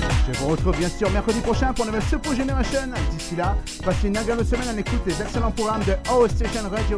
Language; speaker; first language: French; native; French